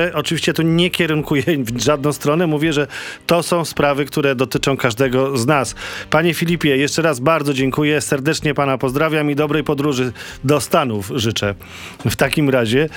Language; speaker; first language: Polish; native; Polish